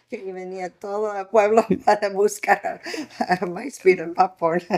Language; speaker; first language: Spanish; non-native, fluent; English